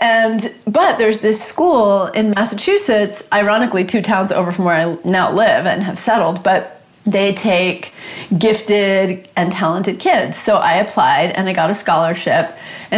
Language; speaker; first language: English; native; English